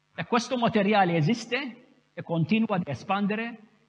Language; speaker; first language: Italian; non-native, fluent; Maltese